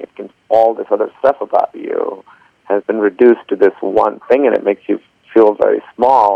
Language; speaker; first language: English; non-native, local second language; Urdu